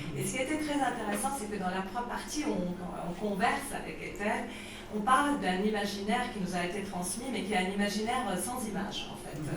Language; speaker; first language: French; non-native, local second language; Arabic